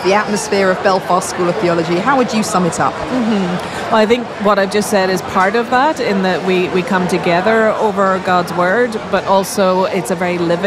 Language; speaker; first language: English; native; English